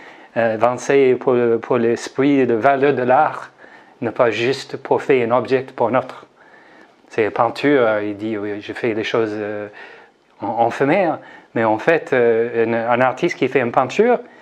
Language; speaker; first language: French; non-native, learner; English